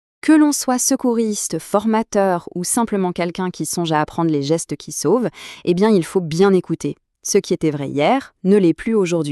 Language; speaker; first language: French; native; French